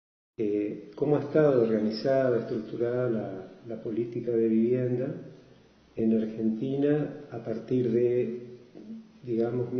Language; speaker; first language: Spanish; native; Spanish